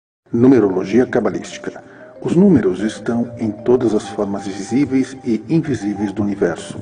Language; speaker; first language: Portuguese; native; Portuguese